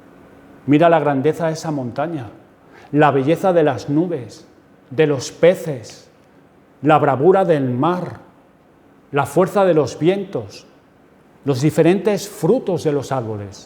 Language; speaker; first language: Spanish; native; Spanish